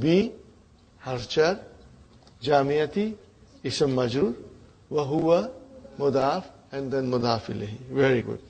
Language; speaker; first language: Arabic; non-native, fluent; Urdu